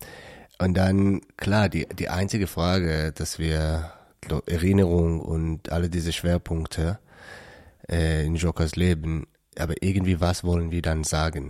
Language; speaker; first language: German; non-native, learner; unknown